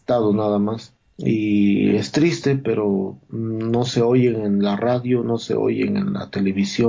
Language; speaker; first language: Spanish; non-native, local second language; Zapotec